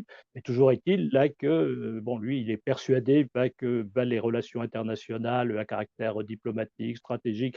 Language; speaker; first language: French; native; French